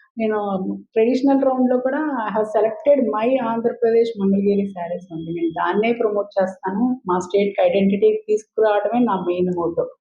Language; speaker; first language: Telugu; native; Telugu